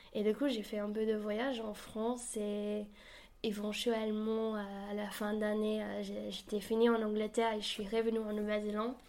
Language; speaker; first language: French; non-native, fluent; English